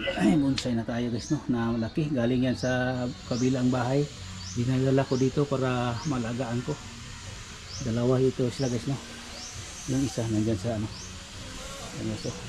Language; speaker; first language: Filipino; non-native, local second language; Cebuano